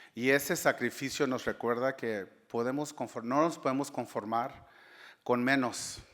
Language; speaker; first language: Spanish; early bilingual, heritage; Spanish